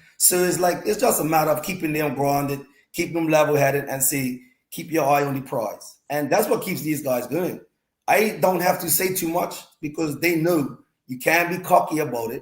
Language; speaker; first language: English; native; English